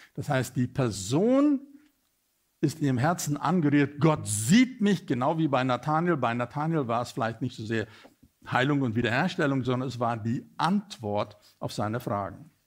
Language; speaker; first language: German; non-native, fluent; Afrikaans